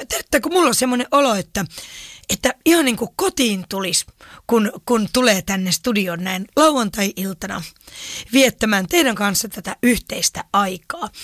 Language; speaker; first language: Finnish; native; Finnish